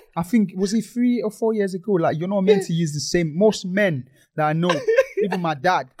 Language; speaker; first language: English; non-native, local second language; Yoruba